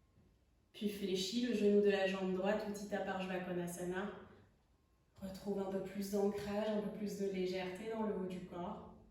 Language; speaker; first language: French; native; French